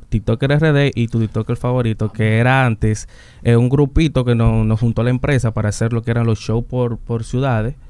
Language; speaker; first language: Spanish; native; Spanish